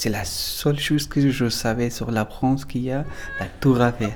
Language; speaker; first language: French; non-native, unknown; Pashto